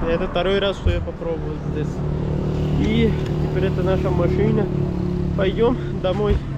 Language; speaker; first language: Russian; non-native, learner; Pashto